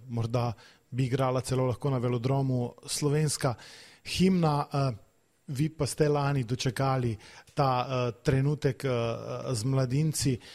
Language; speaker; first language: Slovenian; native; Slovenian